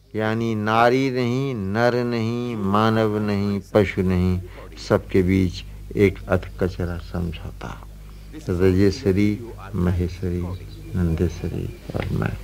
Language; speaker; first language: Hindi; native; Hindi